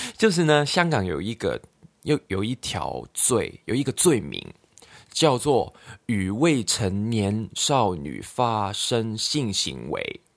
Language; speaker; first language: Chinese; non-native, local second language; Cantonese